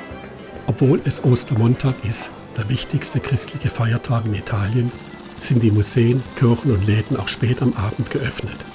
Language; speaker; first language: German; native; German